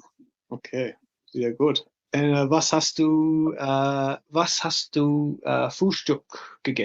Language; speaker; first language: German; non-native, learner; English